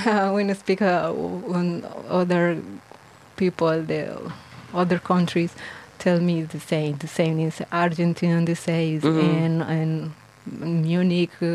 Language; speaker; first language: English; non-native, learner; Spanish